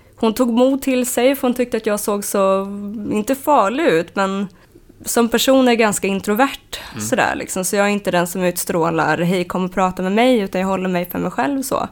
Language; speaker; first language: Swedish; native; Swedish